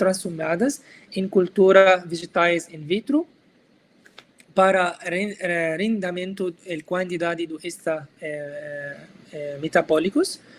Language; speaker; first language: Portuguese; non-native, learner; Arabic